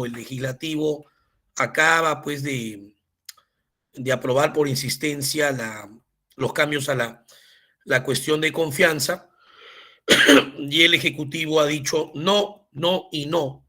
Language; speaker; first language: Spanish; native; Spanish